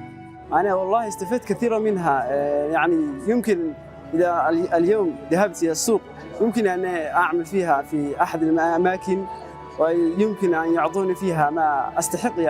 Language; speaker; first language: Arabic; non-native, local second language; Somali